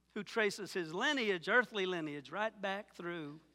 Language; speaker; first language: English; native; English